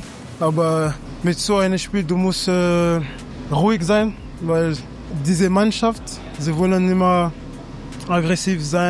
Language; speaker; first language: German; non-native, fluent; French